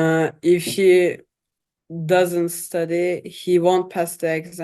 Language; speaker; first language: English; non-native, learner; Turkish